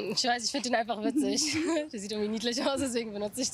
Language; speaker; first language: German; native; German